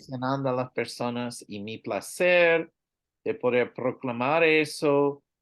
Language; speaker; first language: Spanish; non-native, learner; English